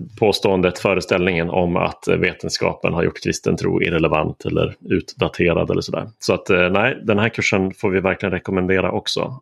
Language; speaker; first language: Swedish; native; Swedish